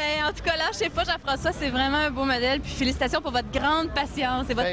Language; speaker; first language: French; native; French